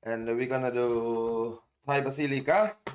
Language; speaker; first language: English; non-native, learner; Thai